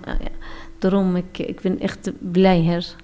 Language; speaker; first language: Dutch; non-native, learner; Arabic